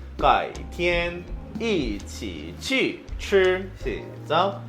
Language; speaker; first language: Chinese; non-native, learner; Korean